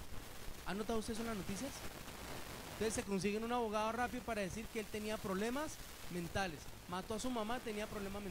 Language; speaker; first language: Spanish; native; Spanish